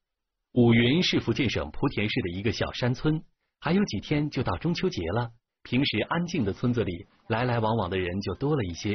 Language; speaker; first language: Chinese; native; Chinese